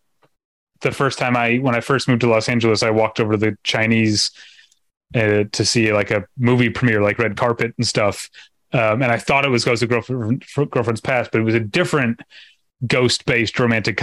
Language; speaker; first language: English; native; English